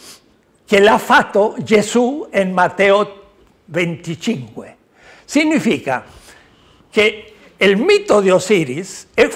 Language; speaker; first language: Italian; non-native, learner; Spanish